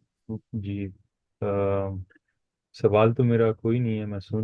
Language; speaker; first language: Hindi; non-native, local second language; Punjabi